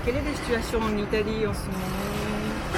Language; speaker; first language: French; non-native, fluent; Japanese